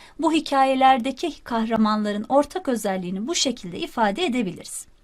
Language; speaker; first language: Turkish; native; Turkish